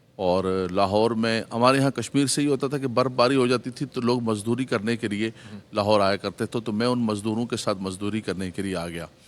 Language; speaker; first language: Urdu; non-native, local second language; Punjabi